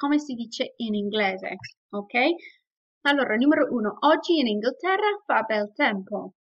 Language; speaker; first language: Italian; non-native, fluent; English